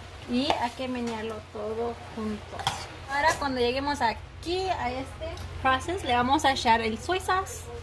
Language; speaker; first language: Spanish; early bilingual, heritage; Spanish